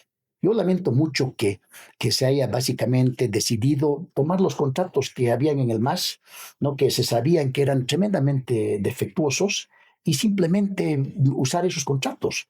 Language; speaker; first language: Spanish; native; Spanish